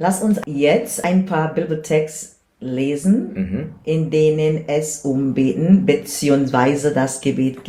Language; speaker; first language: German; non-native, learner; English